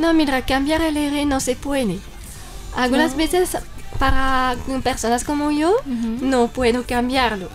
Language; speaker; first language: Spanish; non-native, fluent; French